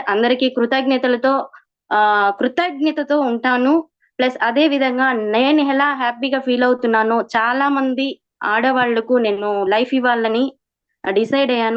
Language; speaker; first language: Telugu; native; Telugu